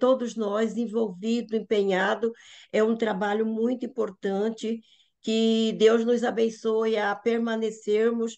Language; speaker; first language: Portuguese; native; Portuguese